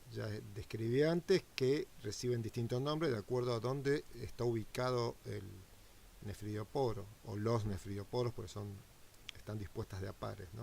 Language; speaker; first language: Spanish; native; Spanish